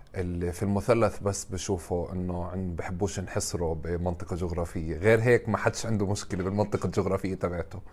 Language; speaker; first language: Arabic; native; Arabic